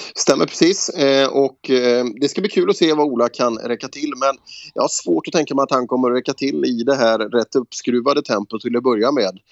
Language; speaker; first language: Swedish; native; Swedish